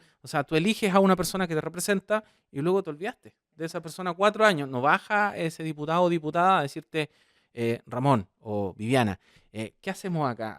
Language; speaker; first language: Spanish; native; Spanish